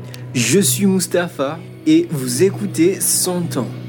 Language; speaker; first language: French; non-native, fluent; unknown